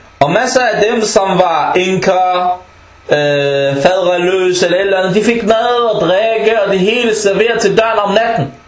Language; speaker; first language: Danish; early bilingual, other home language; Arabic